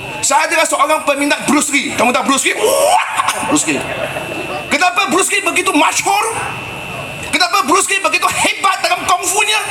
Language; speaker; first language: Malay; non-native, local second language; Chinese